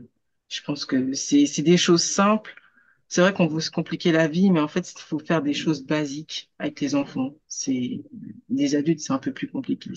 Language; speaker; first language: French; native; French